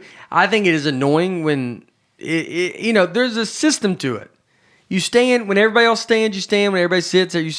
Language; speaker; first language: English; native; English